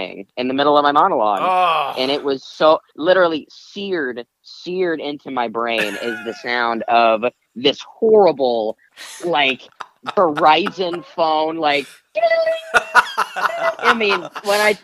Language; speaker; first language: English; native; English